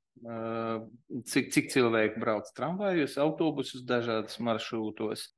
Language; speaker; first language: Latvian; non-native, local second language; Russian